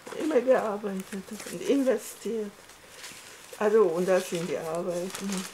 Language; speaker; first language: German; non-native, fluent; Hungarian